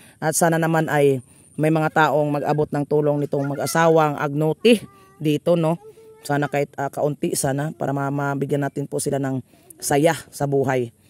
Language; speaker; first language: Filipino; non-native, local second language; Cebuano